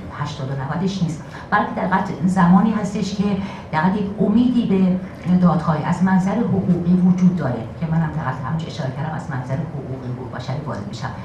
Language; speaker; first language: Persian; native; Persian